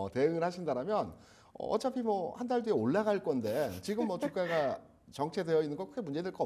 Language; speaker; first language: Korean; native; Korean